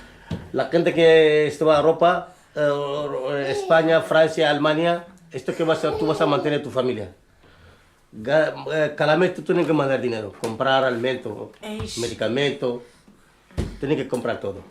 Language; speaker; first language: Spanish; non-native, learner; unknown